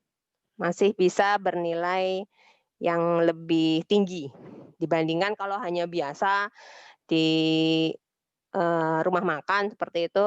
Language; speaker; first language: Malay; non-native, local second language; Javanese